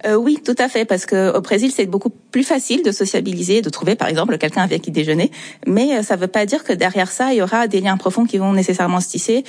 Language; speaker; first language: French; non-native, fluent; Portuguese